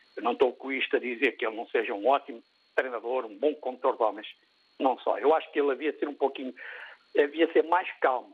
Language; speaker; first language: Portuguese; native; Portuguese